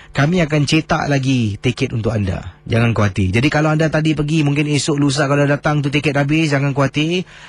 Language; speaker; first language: Malay; native; Malay